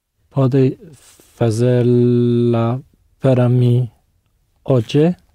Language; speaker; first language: Portuguese; non-native, learner; English